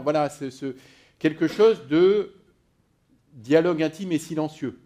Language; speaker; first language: French; native; French